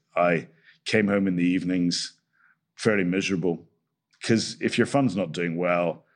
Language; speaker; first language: English; native; English